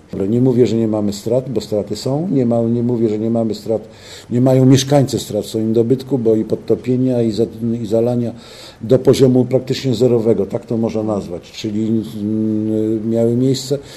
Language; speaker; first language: Polish; native; Polish